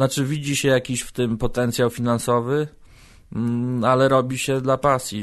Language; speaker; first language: Polish; native; Polish